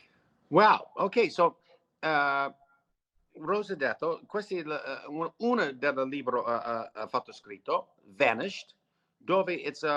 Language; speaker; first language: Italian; non-native, learner; English